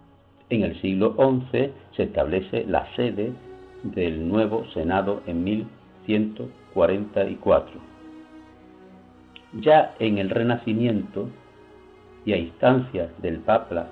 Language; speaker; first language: Spanish; native; Spanish